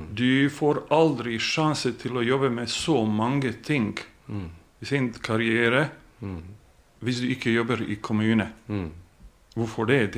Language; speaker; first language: Norwegian; non-native, fluent; Bosnian